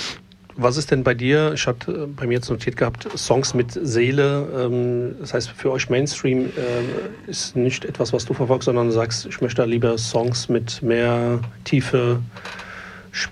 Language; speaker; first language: German; native; German